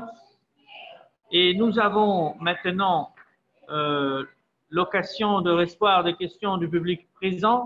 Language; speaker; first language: French; non-native, fluent; Spanish